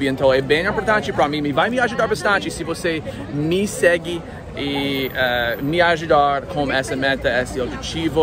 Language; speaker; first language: Portuguese; non-native, fluent; English